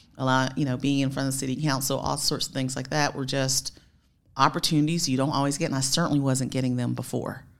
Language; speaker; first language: English; native; English